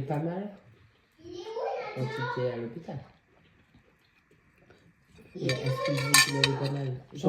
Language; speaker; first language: French; native; French